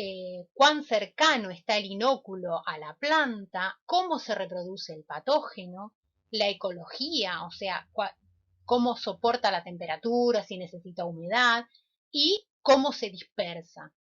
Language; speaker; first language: Spanish; native; Spanish